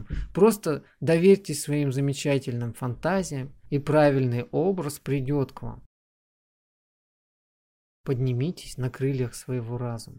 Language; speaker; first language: Russian; native; Russian